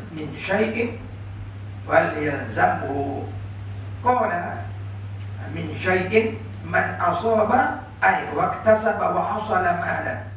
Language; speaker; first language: Arabic; non-native, fluent; Malay